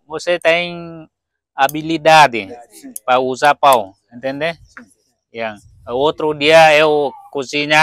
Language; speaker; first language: Portuguese; non-native, learner; Vietnamese